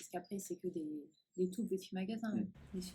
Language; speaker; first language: French; native; French